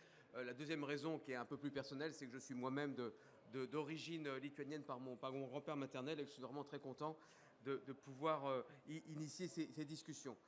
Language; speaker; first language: French; native; French